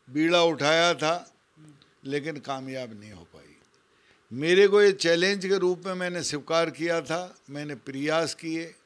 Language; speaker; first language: Hindi; native; Hindi